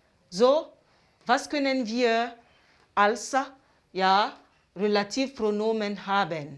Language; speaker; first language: German; non-native, fluent; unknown